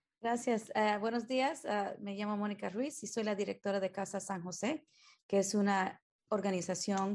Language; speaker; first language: Spanish; early bilingual, heritage; Spanish